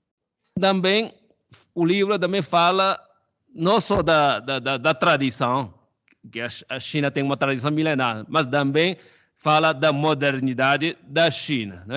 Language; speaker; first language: Portuguese; non-native, fluent; Chinese